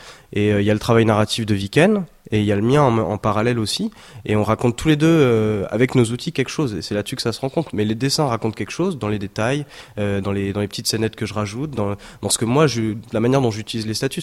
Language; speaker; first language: French; native; French